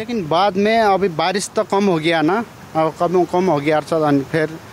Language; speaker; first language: Hindi; non-native, learner; Nepali